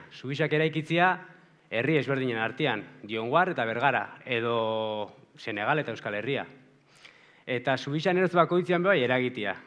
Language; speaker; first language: Basque; native; Basque